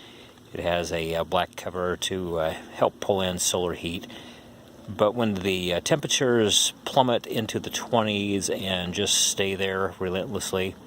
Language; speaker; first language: English; native; English